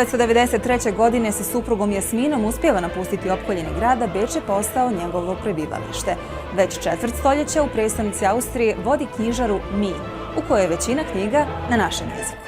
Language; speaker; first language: Bosnian; native; Bosnian